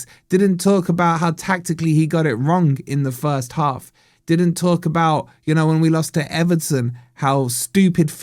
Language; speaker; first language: English; native; English